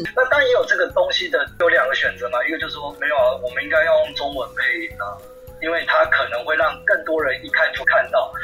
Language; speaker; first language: Chinese; non-native, local second language; Min Nan Chinese